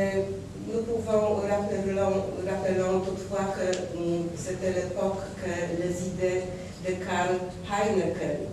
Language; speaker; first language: French; non-native, learner; Polish